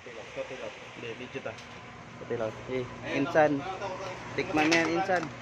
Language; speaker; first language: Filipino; non-native, local second language; Cebuano